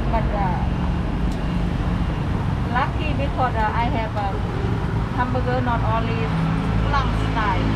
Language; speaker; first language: English; non-native, learner; Vietnamese